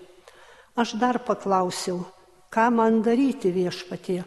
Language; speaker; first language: Lithuanian; native; Lithuanian